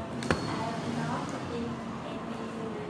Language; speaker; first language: English; non-native, learner; Vietnamese